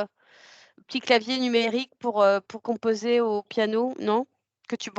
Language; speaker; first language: French; native; French